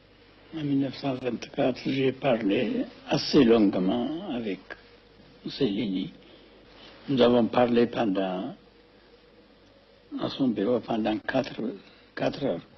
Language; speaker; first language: French; non-native, fluent; Amharic